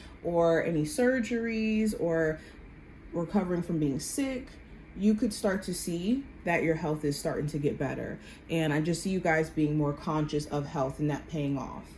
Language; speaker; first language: English; native; English